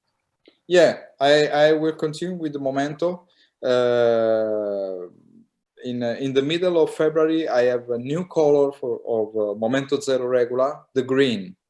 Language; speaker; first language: English; non-native, learner; Italian